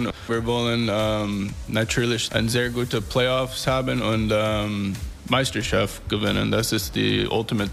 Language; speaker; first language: German; non-native, learner; English